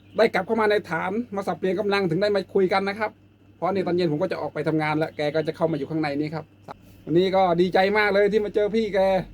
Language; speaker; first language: Thai; non-native, local second language; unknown